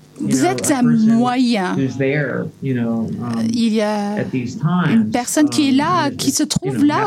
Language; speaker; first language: French; non-native, learner; English